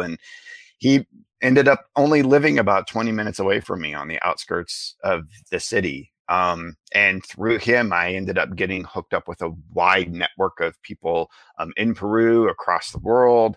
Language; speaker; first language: English; native; English